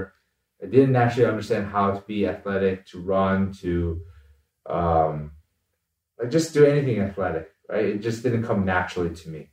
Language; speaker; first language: English; native; English